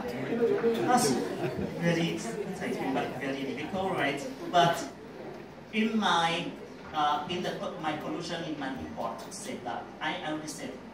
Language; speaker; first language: English; non-native, learner; Vietnamese